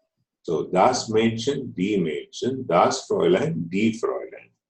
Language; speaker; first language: German; non-native, fluent; Telugu